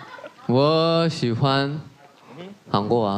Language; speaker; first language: Chinese; non-native, learner; Korean